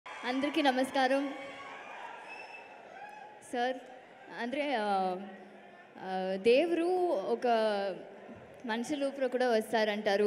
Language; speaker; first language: Telugu; non-native, learner; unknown